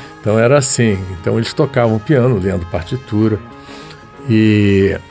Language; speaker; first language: Portuguese; native; Portuguese